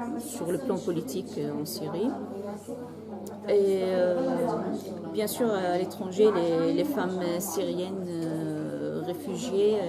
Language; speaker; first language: French; non-native, fluent; Arabic